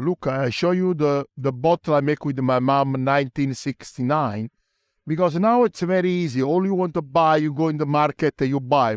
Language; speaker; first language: English; non-native, learner; Italian